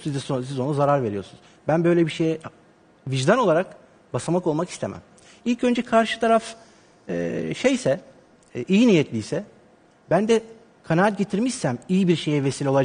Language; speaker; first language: Turkish; native; Turkish